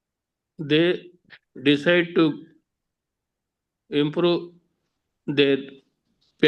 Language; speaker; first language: English; non-native, learner; Telugu